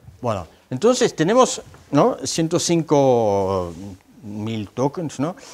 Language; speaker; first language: Spanish; non-native, fluent; Dutch